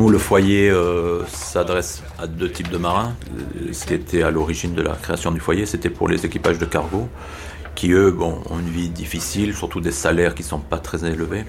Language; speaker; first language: French; native; French